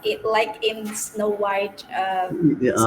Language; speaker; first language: English; non-native, fluent; Vietnamese